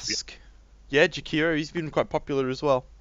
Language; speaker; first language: English; native; English